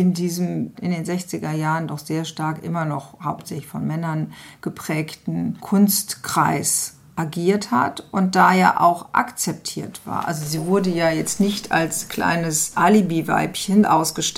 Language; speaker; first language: German; native; German